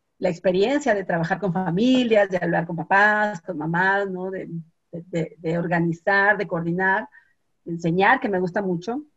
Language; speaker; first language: Spanish; native; Spanish